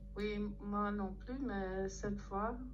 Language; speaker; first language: French; non-native, learner; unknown